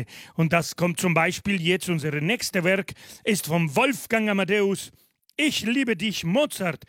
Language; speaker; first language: German; non-native, fluent; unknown